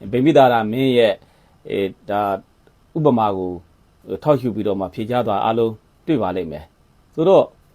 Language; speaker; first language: Burmese; native; Burmese